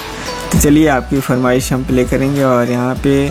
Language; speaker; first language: Hindi; native; Hindi